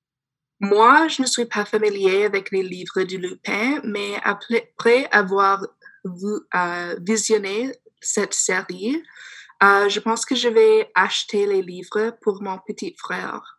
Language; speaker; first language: French; non-native, fluent; English